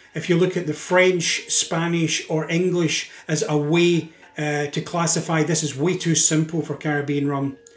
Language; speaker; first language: English; native; English